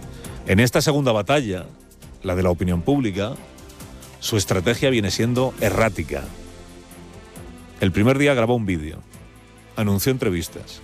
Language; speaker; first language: Spanish; native; Spanish